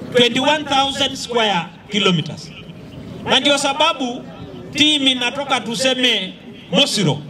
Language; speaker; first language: Swahili; non-native, local second language; Masai